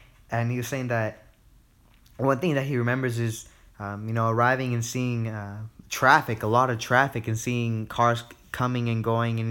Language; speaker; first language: English; early bilingual, other home language; Spanish